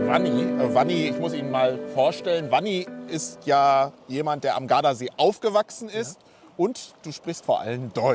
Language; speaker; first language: German; native; German